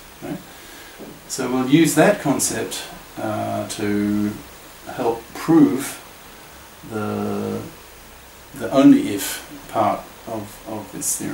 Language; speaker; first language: English; native; English